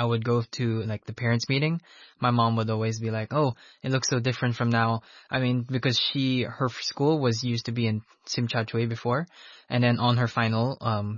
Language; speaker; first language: English; non-native, local second language; Filipino